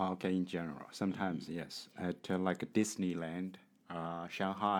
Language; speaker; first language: English; non-native, learner; Chinese